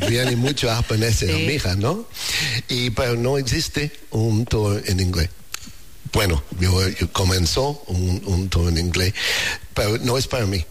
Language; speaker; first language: Spanish; non-native, learner; English